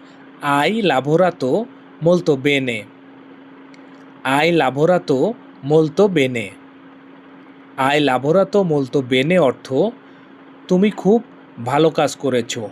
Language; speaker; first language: Italian; non-native, learner; Bangla